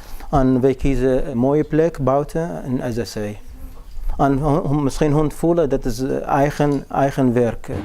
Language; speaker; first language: Dutch; non-native, learner; Arabic